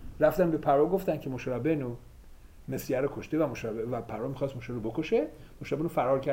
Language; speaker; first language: Persian; native; Persian